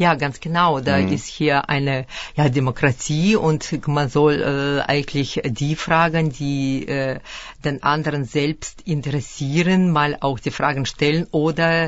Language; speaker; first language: German; early bilingual, other home language; Russian